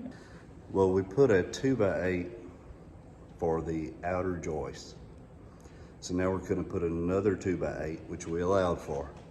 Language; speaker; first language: English; native; English